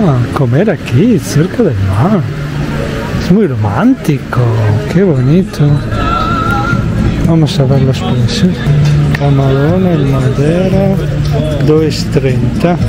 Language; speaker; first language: Spanish; non-native, learner; Italian